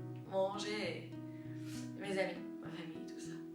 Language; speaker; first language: French; non-native, fluent; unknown